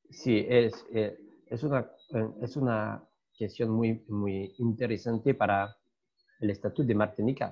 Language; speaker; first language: Spanish; non-native, learner; French